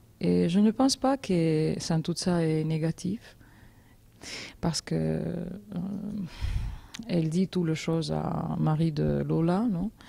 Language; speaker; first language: French; non-native, learner; Georgian